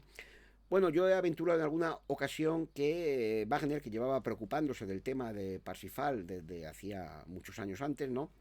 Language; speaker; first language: Spanish; native; Spanish